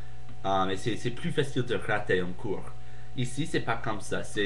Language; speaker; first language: French; non-native, fluent; English